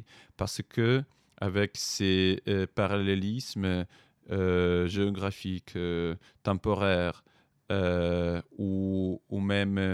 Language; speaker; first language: French; non-native, fluent; Ukrainian